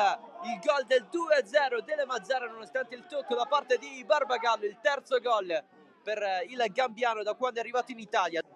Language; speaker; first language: Italian; native; Italian